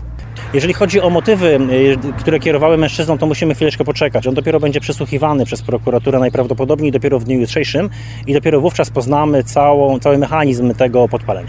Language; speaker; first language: Polish; native; Polish